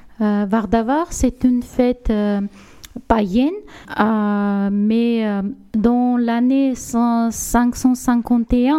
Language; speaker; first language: French; non-native, learner; Armenian